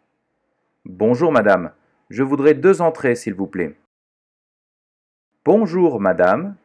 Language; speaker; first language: French; non-native, fluent; Portuguese